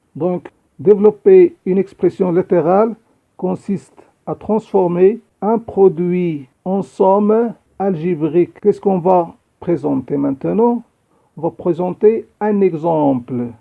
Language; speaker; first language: French; non-native, local second language; Arabic